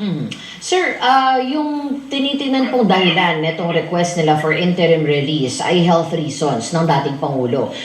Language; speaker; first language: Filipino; native; Filipino